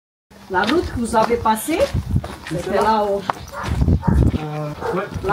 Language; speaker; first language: French; non-native, learner; Portuguese